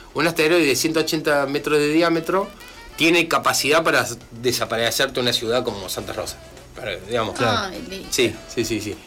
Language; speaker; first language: Spanish; native; Spanish